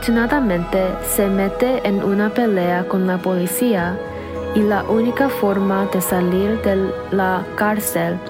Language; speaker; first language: Spanish; non-native, learner; English